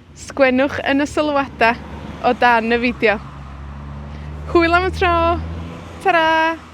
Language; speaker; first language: Welsh; native; Welsh